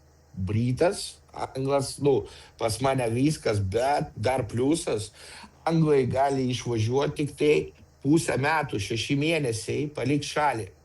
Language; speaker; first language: Lithuanian; non-native, local second language; Russian